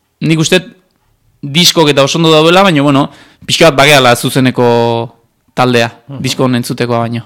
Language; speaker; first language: Basque; native; Basque